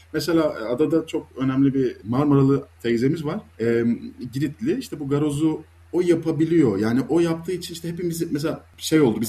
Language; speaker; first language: Turkish; native; Turkish